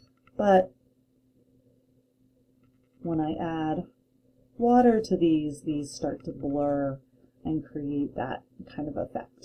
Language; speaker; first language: English; native; English